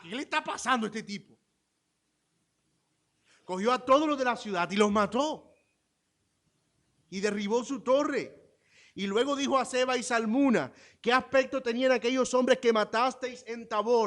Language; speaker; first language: Spanish; native; Spanish